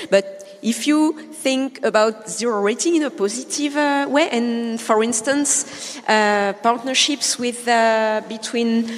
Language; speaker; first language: English; non-native, fluent; French